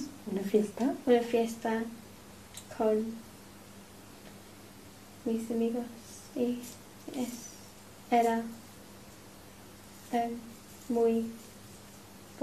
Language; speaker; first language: Spanish; non-native, learner; English